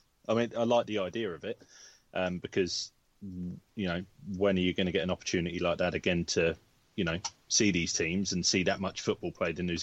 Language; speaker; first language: English; native; English